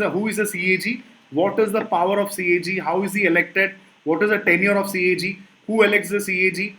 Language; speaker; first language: English; non-native, local second language; Malayalam